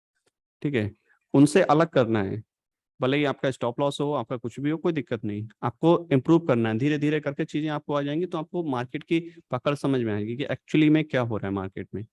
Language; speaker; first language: Hindi; native; Hindi